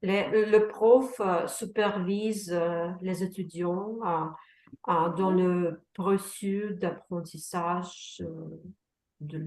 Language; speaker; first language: French; non-native, learner; Russian